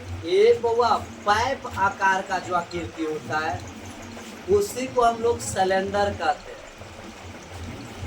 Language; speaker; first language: Hindi; native; Hindi